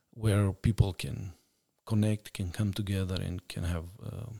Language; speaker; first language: English; non-native, fluent; Romanian